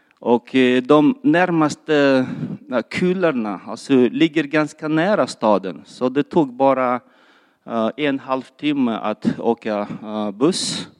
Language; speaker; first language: Swedish; non-native, fluent; Kyrgyz